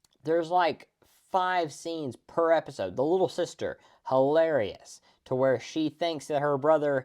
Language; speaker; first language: English; native; English